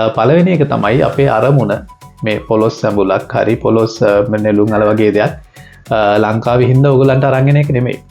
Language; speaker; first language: Sinhala; native; Sinhala